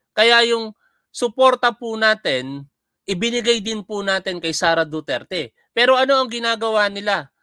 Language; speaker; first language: Filipino; native; Filipino